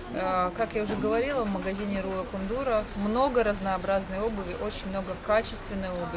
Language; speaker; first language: Russian; native; Russian